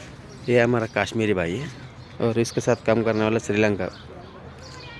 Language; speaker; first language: Hindi; non-native, local second language; Malayalam